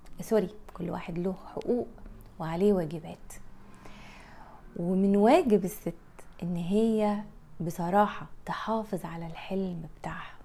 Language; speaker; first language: Arabic; native; Arabic